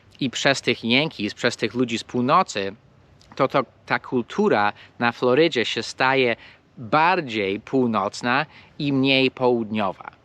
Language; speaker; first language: Polish; non-native, fluent; English